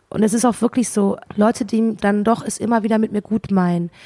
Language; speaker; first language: German; native; German